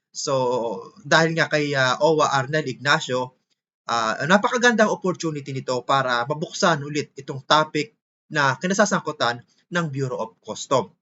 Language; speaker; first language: Filipino; native; Filipino